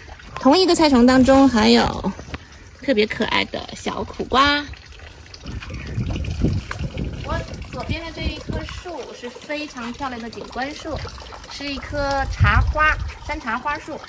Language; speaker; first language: Chinese; native; Chinese